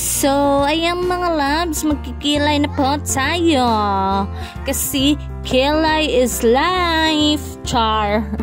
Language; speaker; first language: Filipino; non-native, local second language; Cebuano